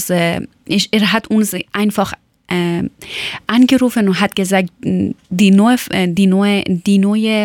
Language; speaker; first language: German; non-native, learner; Persian